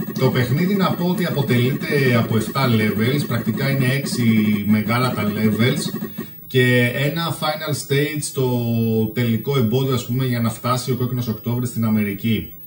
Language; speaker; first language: Greek; early bilingual, other home language; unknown